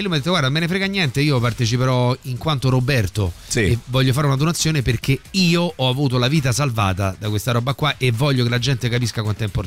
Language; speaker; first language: Italian; native; Italian